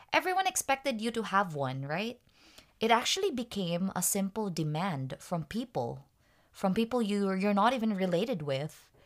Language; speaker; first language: English; non-native, local second language; Waray